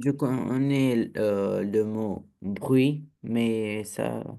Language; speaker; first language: French; non-native, learner; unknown